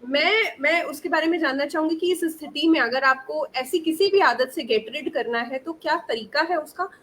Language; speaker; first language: Hindi; native; Hindi